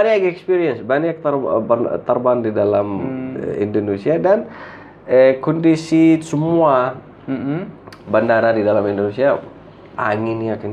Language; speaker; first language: Indonesian; non-native, fluent; Arabic